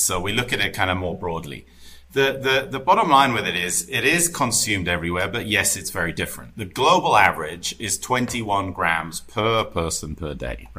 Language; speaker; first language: English; native; English